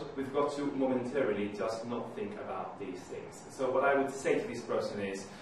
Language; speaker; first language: English; non-native, fluent; Spanish